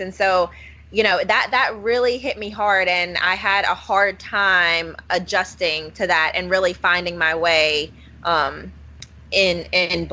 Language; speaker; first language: English; native; English